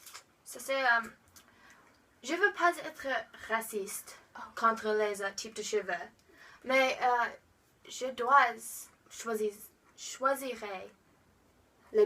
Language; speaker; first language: French; non-native, learner; English